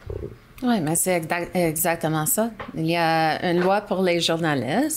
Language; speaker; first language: French; non-native, local second language; English